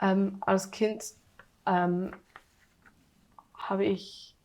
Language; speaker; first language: German; non-native, learner; English